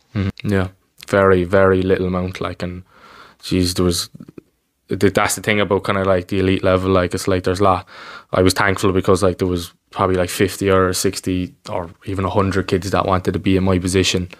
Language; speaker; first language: English; native; English